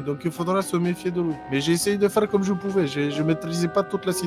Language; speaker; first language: French; native; French